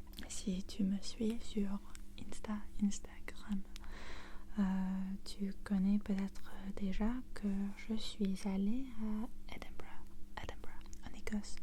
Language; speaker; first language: French; non-native, fluent; English